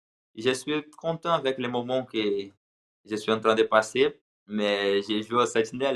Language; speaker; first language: French; non-native, learner; Portuguese